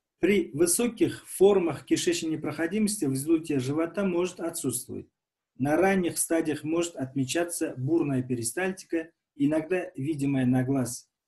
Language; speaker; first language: Russian; non-native, local second language; Uzbek